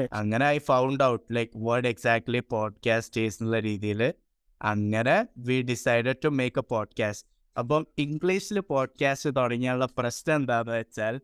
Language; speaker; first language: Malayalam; early bilingual, heritage; Malayalam